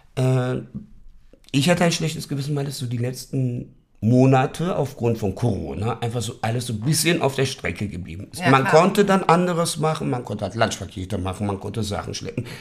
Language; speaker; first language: German; native; German